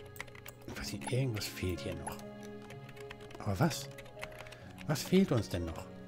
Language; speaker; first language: German; native; German